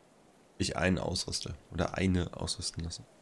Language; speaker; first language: German; native; German